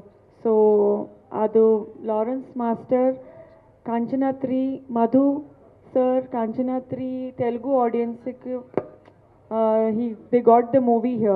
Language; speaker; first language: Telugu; non-native, local second language; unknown